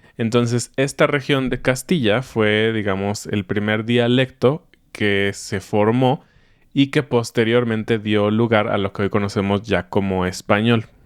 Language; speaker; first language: Spanish; native; Spanish